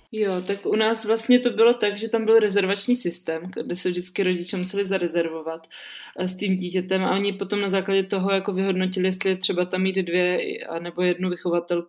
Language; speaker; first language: Czech; native; Czech